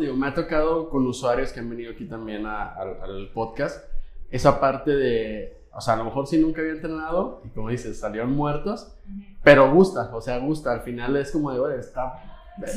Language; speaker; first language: Spanish; native; Spanish